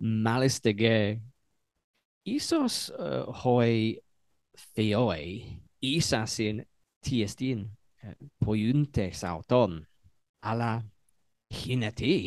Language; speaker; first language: Greek; non-native, learner; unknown